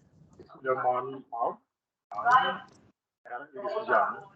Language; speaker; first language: German; non-native, learner; Indonesian